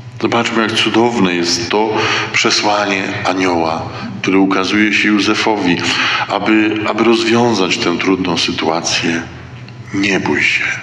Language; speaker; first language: Polish; native; Polish